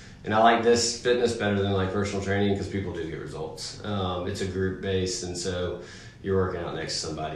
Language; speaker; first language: English; native; English